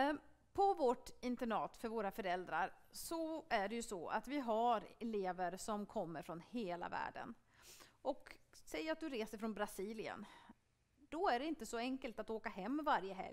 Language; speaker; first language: Swedish; native; Swedish